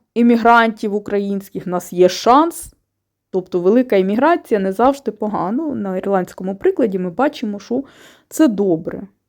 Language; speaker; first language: Ukrainian; non-native, local second language; Russian